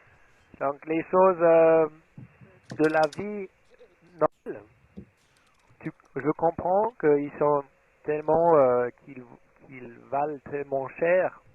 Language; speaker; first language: French; non-native, fluent; German